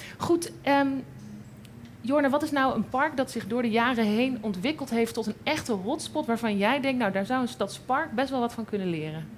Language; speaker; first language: Dutch; native; Dutch